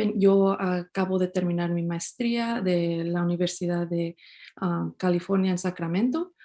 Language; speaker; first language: Spanish; early bilingual, heritage; Spanish